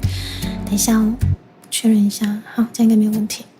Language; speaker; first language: Chinese; native; Chinese